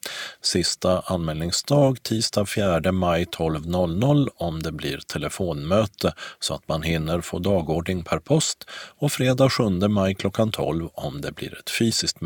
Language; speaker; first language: Swedish; native; Swedish